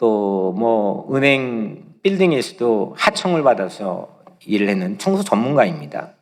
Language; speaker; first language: Korean; native; Korean